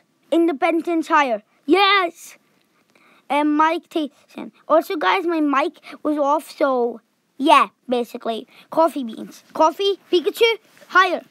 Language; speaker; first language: English; native; English